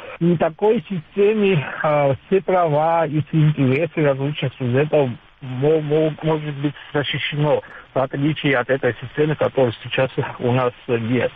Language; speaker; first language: Russian; non-native, local second language; Georgian